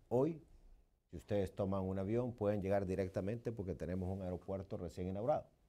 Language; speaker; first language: Spanish; native; Spanish